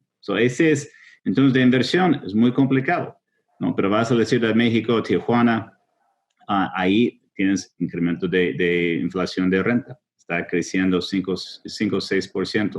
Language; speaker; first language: Spanish; non-native, fluent; English